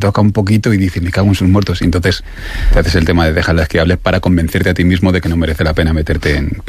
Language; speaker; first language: Spanish; native; Spanish